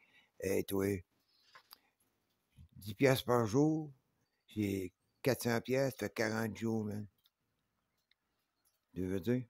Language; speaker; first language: French; native; French